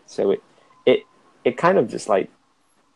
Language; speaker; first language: English; native; English